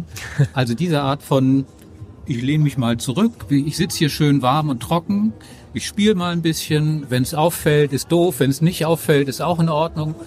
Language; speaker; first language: German; native; German